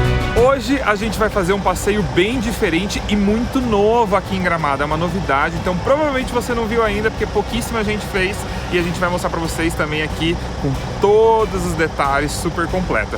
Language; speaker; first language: Portuguese; native; Portuguese